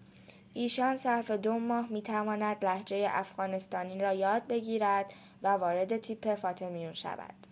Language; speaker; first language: Persian; native; Persian